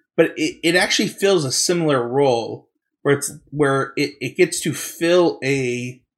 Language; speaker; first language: English; native; English